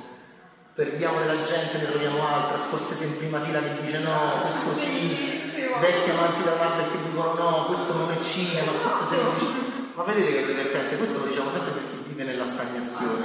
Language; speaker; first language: Italian; native; Italian